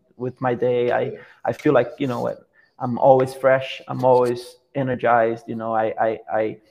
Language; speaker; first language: English; non-native, fluent; Portuguese